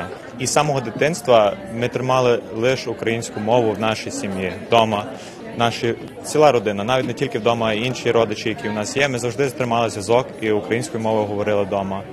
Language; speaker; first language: Ukrainian; early bilingual, heritage; Ukrainian